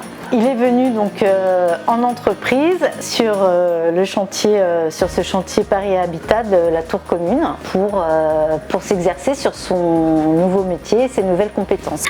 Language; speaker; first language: French; native; French